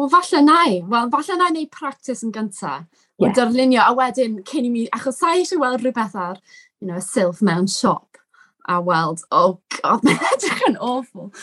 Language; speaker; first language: Welsh; non-native, local second language; English